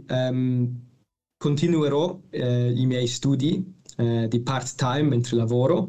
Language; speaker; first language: Italian; non-native, fluent; English